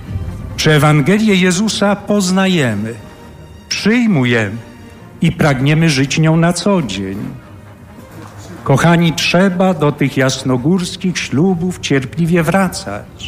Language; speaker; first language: Polish; native; Polish